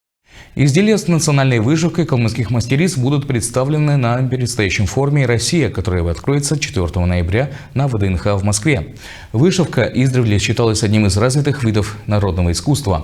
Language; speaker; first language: Russian; native; Russian